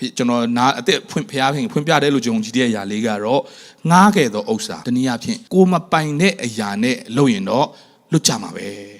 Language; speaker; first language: Burmese; non-native, local second language; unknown